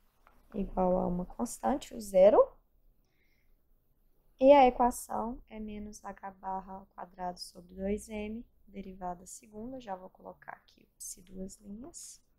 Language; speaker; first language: Portuguese; native; Portuguese